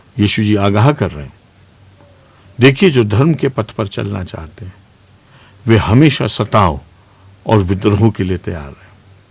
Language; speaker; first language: Hindi; native; Hindi